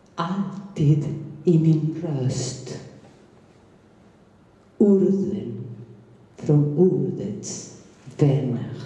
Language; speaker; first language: Swedish; non-native, fluent; Spanish